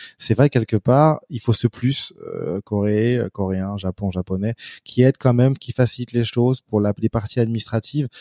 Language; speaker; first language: French; native; French